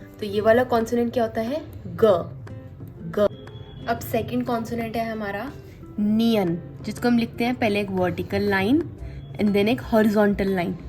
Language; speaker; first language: Hindi; native; Hindi